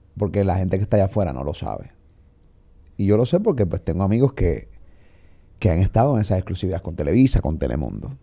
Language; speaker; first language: Spanish; native; Spanish